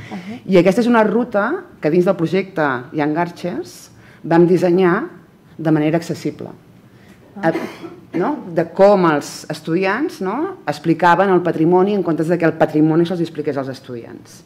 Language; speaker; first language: Catalan; native; Catalan